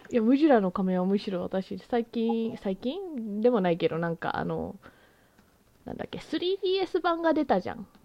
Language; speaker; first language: Japanese; early bilingual, heritage; Japanese